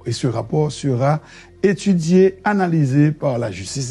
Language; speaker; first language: French; native; French